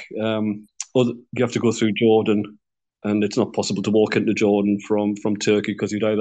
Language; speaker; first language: English; native; English